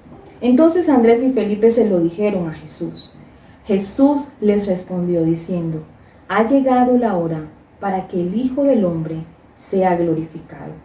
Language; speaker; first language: Spanish; native; Spanish